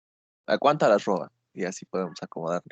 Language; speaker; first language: Spanish; native; Spanish